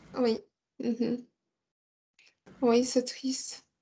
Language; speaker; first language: French; non-native, learner; English